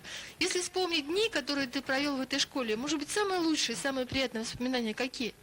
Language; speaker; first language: Russian; native; Russian